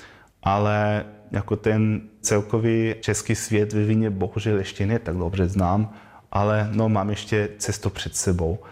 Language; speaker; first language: Czech; non-native, fluent; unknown